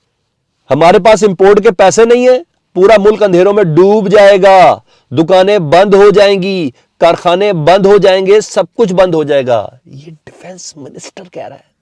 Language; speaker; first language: Urdu; native; Urdu